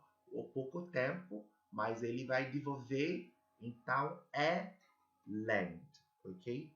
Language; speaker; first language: Portuguese; non-native, learner; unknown